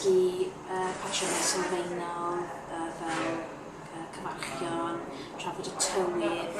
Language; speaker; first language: Welsh; non-native, local second language; English